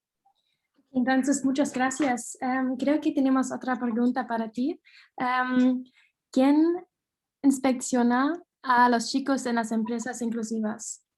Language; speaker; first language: Spanish; non-native, fluent; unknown